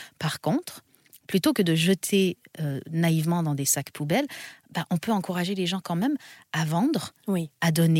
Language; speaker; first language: French; native; French